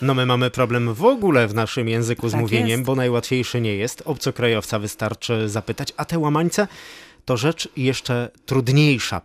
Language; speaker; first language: Polish; native; Polish